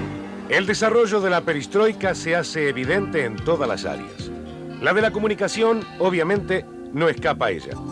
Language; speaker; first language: Spanish; native; Spanish